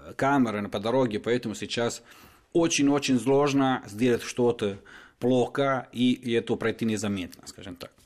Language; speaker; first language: Russian; non-native, fluent; Italian